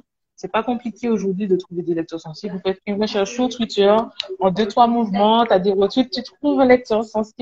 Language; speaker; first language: French; native; French